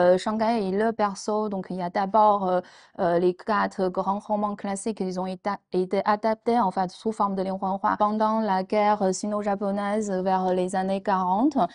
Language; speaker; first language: French; non-native, fluent; Chinese